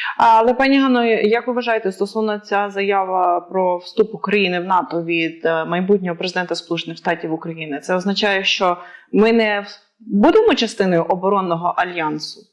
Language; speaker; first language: Ukrainian; native; Ukrainian